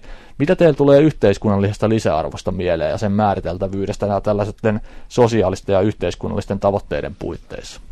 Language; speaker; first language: Finnish; native; Finnish